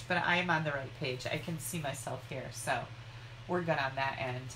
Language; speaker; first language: English; native; English